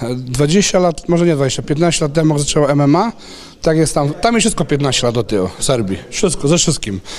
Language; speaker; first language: Polish; non-native, fluent; Serbian